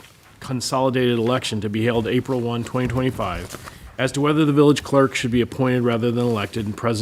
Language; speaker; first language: English; native; English